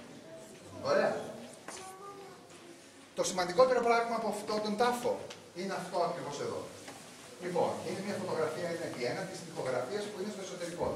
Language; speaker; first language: Greek; native; Greek